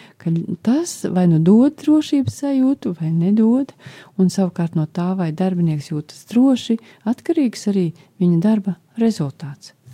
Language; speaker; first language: Latvian; native; Latvian